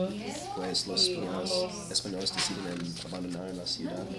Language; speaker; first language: Spanish; non-native, fluent; English